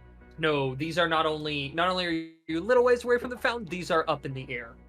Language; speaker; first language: English; native; English